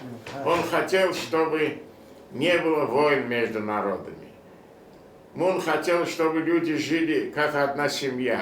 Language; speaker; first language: Russian; non-native, fluent; Korean